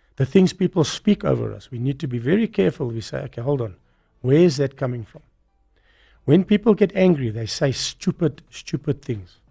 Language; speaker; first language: English; native; English